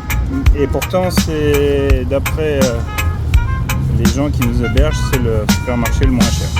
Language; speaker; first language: French; native; French